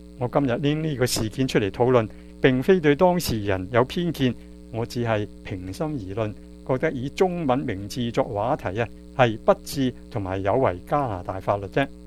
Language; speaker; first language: Chinese; non-native, local second language; Cantonese